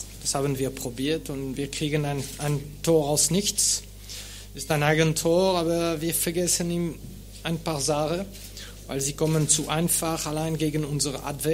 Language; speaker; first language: German; non-native, local second language; French